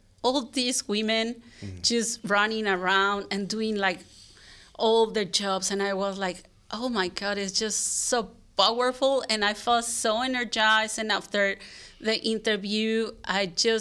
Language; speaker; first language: English; non-native, fluent; Spanish